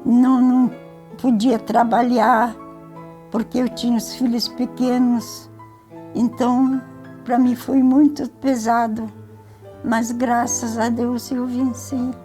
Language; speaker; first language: Portuguese; early bilingual, other home language; Ukrainian